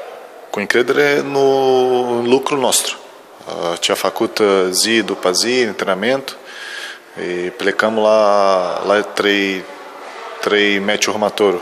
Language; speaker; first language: Romanian; non-native, learner; Portuguese